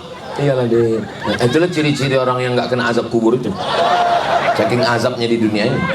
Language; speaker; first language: Indonesian; native; Indonesian